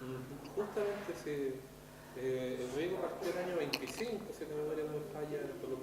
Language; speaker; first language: Spanish; native; Spanish